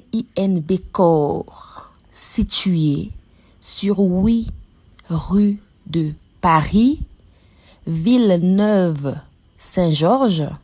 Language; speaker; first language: French; non-native, local second language; Lingala